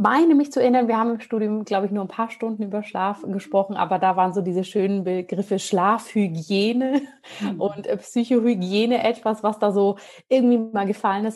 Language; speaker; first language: German; native; German